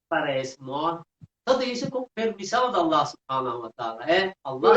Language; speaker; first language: Portuguese; non-native, fluent; Persian